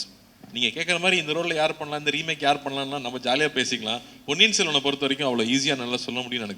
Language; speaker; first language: Tamil; native; Tamil